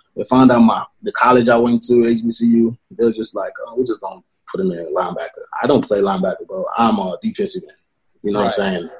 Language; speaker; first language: English; non-native, local second language; Yoruba